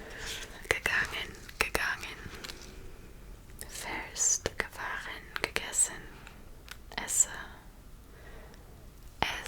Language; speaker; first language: German; non-native, learner; English